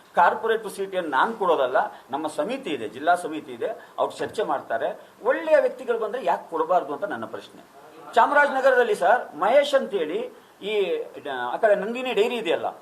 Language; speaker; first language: Kannada; native; Kannada